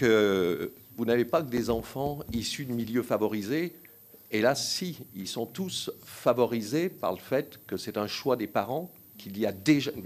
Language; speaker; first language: French; native; French